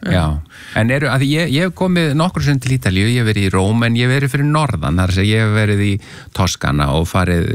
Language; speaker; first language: Icelandic; native; Icelandic